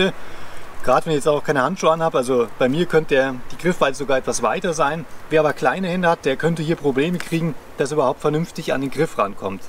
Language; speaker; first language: German; native; German